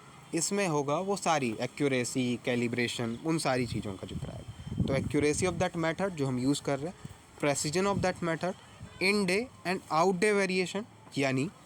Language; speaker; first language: Hindi; native; Hindi